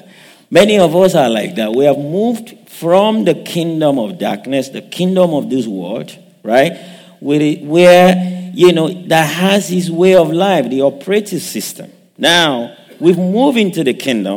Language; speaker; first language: English; non-native, local second language; Yoruba